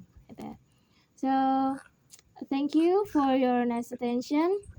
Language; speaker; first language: English; non-native, learner; Indonesian